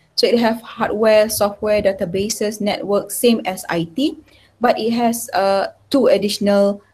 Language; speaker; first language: English; non-native, local second language; Malay